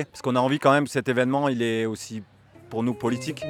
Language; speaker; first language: French; native; French